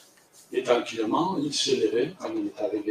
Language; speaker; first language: French; non-native, fluent; Spanish